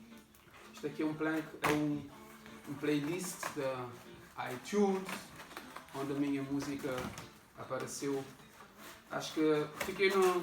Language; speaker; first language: Portuguese; non-native, local second language; Kabuverdianu